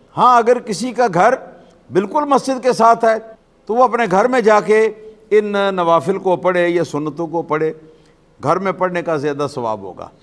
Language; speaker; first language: Urdu; non-native, local second language; Punjabi